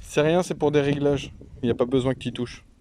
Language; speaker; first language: French; native; French